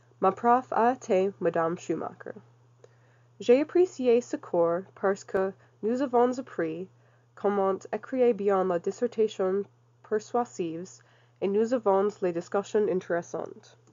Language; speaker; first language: French; non-native, learner; English